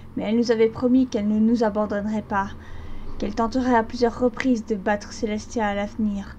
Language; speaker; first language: French; native; French